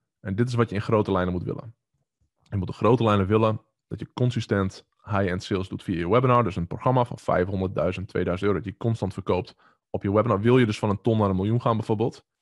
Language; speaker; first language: Dutch; native; Dutch